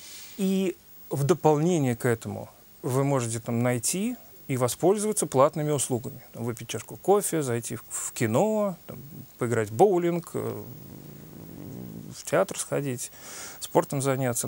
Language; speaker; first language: Russian; native; Russian